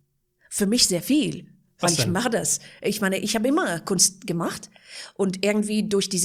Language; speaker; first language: German; non-native, fluent; Persian